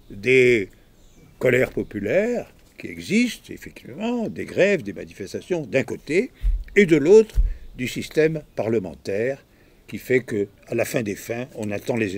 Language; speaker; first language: French; native; French